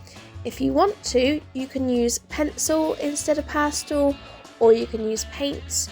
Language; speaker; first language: English; native; English